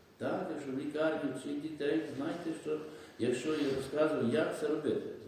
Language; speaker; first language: Ukrainian; native; Ukrainian